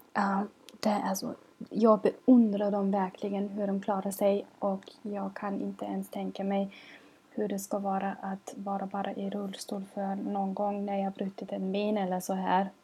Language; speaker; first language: Swedish; non-native, learner; German